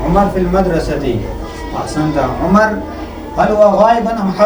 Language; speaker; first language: Arabic; non-native, fluent; Urdu